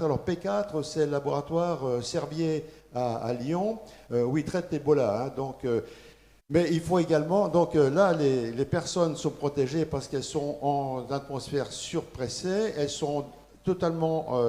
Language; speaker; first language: French; native; French